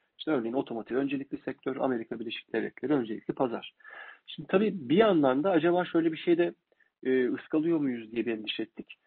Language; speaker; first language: Turkish; native; Turkish